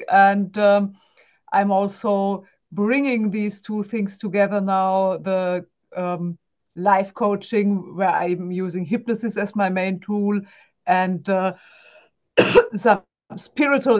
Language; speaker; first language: English; non-native, fluent; German